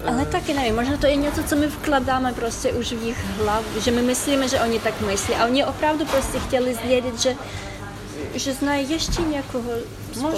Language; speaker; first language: Czech; non-native, fluent; Ukrainian